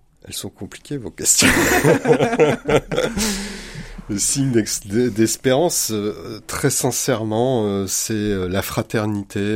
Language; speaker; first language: French; native; French